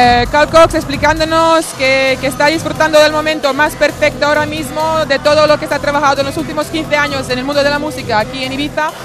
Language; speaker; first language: Spanish; native; Spanish